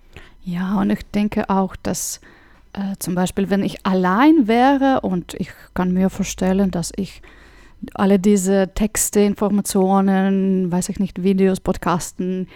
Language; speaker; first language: German; non-native, fluent; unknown